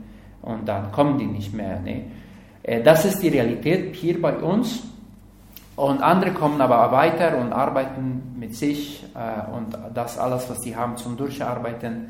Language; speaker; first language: German; non-native, learner; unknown